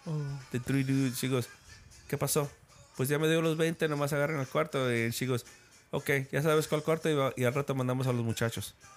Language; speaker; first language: Spanish; early bilingual, heritage; Spanish